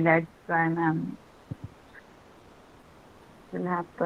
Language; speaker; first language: English; non-native, learner; Hindi